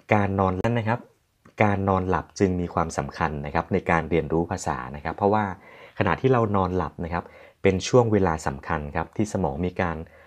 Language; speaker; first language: Thai; native; Thai